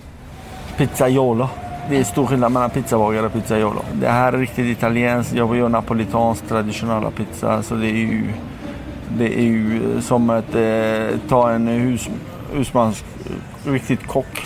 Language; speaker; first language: Swedish; non-native, fluent; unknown